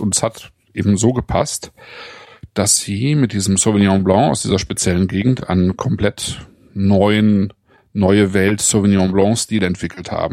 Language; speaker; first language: German; native; German